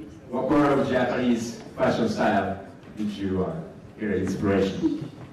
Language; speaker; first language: English; non-native, fluent; Japanese